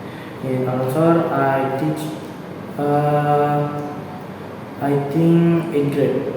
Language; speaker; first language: English; non-native, learner; Indonesian